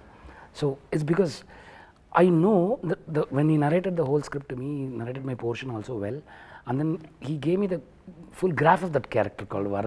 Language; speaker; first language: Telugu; non-native, learner; Tamil